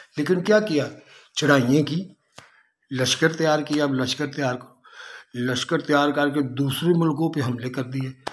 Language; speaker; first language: Urdu; native; Urdu